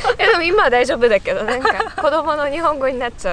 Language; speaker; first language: Japanese; non-native, fluent; Russian